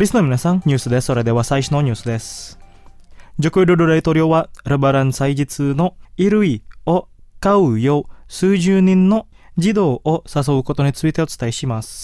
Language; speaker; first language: Japanese; non-native, fluent; Indonesian